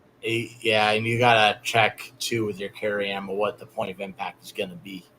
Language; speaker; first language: English; native; English